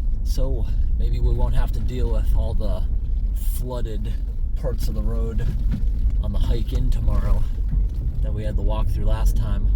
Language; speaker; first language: English; native; English